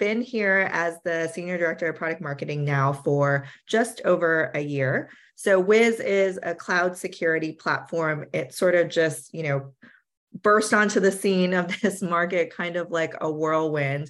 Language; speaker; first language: English; native; English